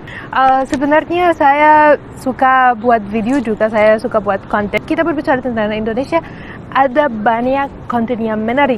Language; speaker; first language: Indonesian; non-native, fluent; Arabic